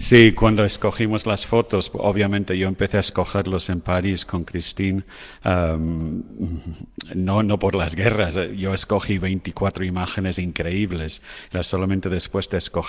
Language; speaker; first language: Spanish; non-native, fluent; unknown